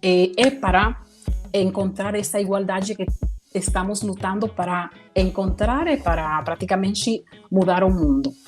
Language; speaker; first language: Portuguese; non-native, fluent; Spanish